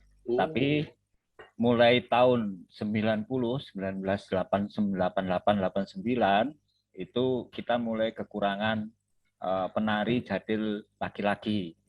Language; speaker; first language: Indonesian; native; Indonesian